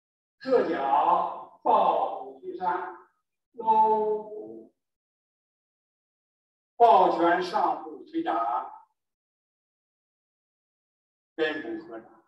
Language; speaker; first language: Chinese; native; Chinese